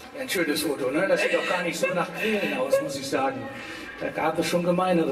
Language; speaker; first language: German; native; German